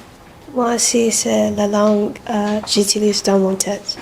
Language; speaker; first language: French; non-native, local second language; Chinese